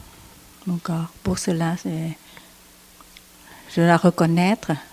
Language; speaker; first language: French; non-native, learner; Vietnamese